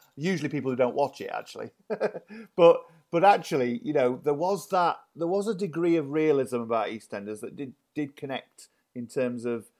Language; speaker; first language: English; native; English